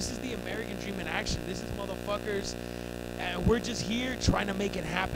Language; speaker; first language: English; early bilingual, other home language; Spanish